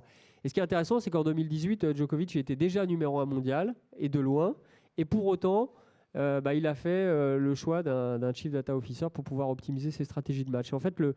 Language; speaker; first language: French; native; French